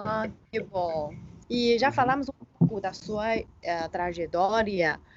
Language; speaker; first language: Portuguese; non-native, fluent; Chinese